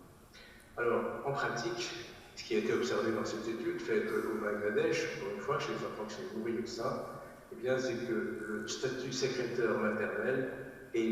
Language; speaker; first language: French; native; French